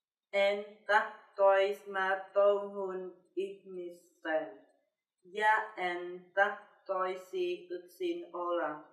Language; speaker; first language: Finnish; non-native, learner; Vietnamese